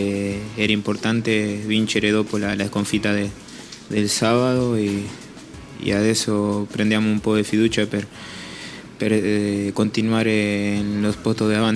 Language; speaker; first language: Italian; non-native, learner; Spanish